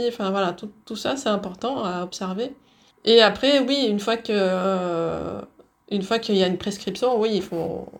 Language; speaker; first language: French; early bilingual, other home language; Dutch